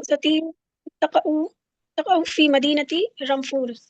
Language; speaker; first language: Arabic; non-native, learner; Urdu